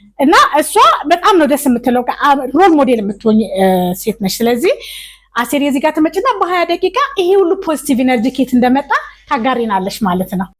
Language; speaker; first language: Amharic; native; Amharic